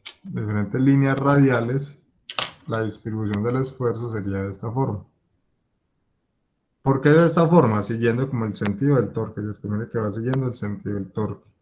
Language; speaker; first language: Spanish; native; Spanish